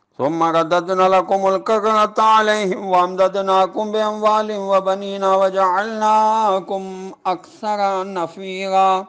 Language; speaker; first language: Arabic; non-native, fluent; Urdu